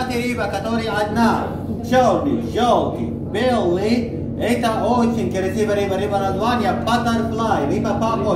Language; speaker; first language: Russian; non-native, learner; Arabic